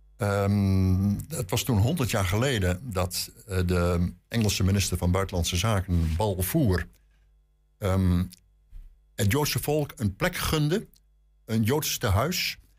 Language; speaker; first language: Dutch; native; Dutch